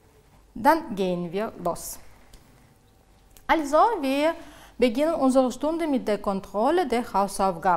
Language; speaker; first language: German; non-native, fluent; Uzbek